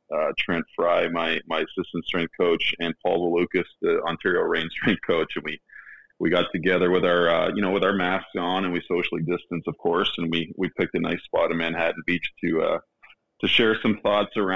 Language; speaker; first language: English; native; English